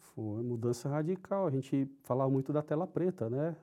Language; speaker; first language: Portuguese; non-native, local second language; Japanese